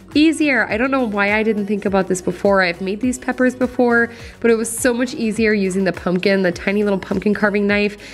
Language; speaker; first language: English; native; English